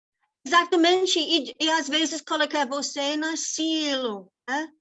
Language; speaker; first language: Portuguese; non-native, fluent; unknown